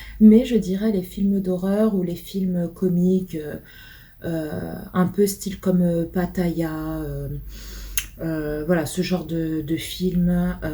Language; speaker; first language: French; early bilingual, other home language; Portuguese